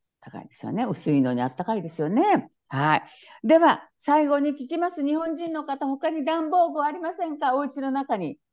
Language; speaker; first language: Japanese; native; Japanese